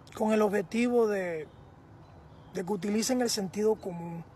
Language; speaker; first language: Spanish; early bilingual, heritage; Spanish